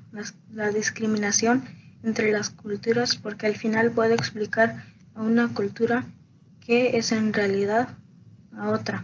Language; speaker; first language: Spanish; early bilingual, heritage; Spanish